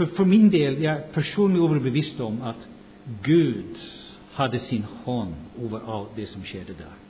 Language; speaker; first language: Swedish; non-native, fluent; English